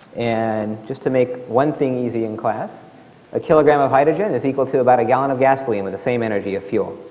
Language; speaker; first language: English; native; English